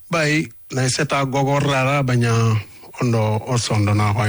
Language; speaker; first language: Basque; non-native, learner; Wolof